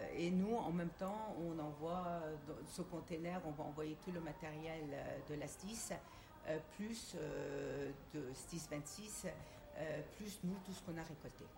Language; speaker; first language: French; non-native, local second language; Armenian